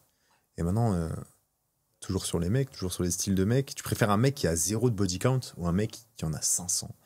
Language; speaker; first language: French; native; French